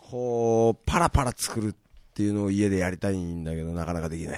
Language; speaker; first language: Japanese; native; Japanese